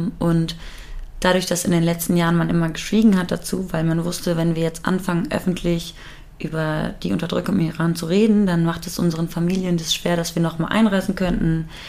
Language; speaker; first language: German; early bilingual, other home language; Persian